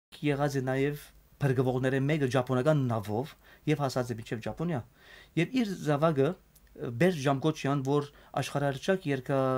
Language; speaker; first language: Armenian; native; Armenian